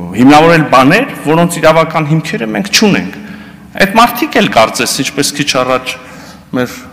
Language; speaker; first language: Armenian; native; Armenian